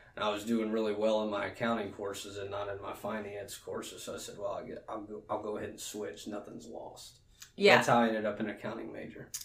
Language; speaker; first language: English; native; English